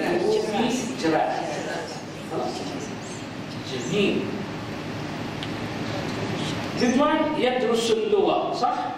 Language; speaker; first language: Arabic; non-native, fluent; Malay